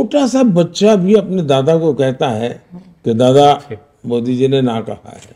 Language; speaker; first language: Hindi; non-native, local second language; Gujarati